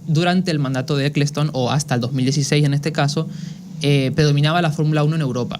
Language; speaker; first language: Spanish; native; Spanish